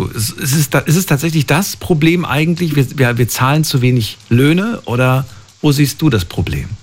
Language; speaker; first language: German; native; German